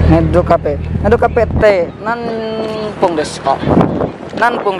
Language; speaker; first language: Japanese; non-native, learner; Indonesian